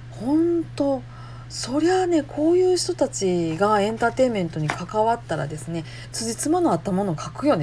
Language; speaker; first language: Japanese; native; Japanese